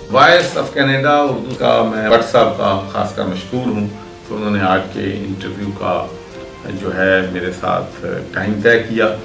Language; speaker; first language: Urdu; non-native, local second language; Punjabi